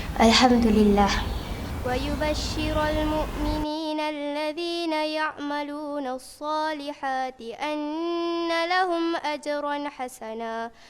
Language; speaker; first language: Arabic; non-native, learner; Malay